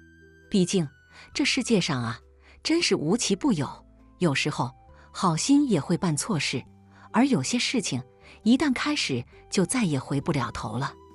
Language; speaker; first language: Chinese; native; Chinese